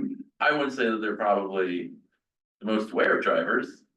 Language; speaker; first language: English; native; English